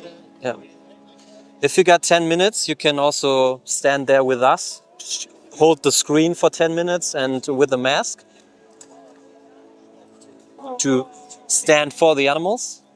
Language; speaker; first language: English; non-native, fluent; German